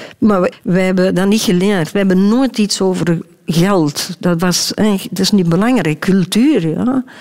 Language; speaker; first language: Dutch; native; Dutch